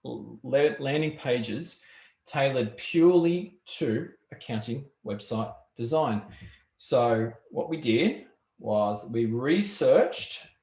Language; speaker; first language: English; native; English